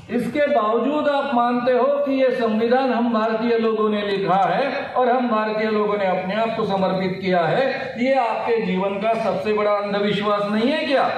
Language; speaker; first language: Hindi; non-native, local second language; Marathi